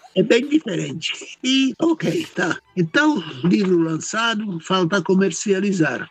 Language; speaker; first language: Portuguese; non-native, fluent; Czech